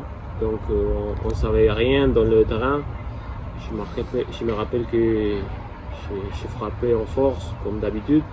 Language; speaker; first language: French; non-native, fluent; Spanish